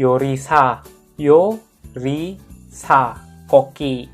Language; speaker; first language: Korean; non-native, fluent; Indonesian